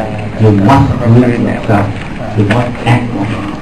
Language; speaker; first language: English; non-native, local second language; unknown